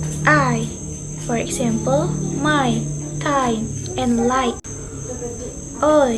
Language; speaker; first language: English; non-native, learner; Indonesian